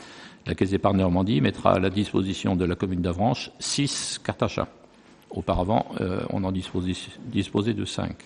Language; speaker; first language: French; native; French